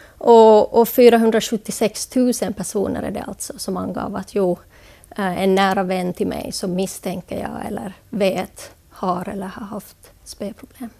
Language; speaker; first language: Swedish; native; Swedish